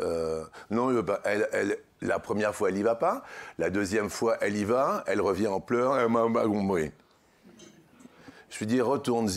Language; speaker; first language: French; native; French